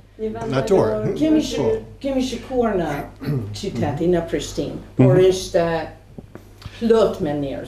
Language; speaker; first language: Albanian; non-native, learner; English